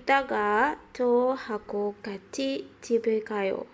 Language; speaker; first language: Korean; non-native, learner; Indonesian